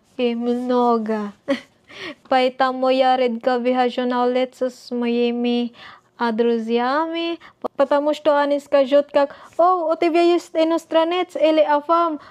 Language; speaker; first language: Russian; non-native, learner; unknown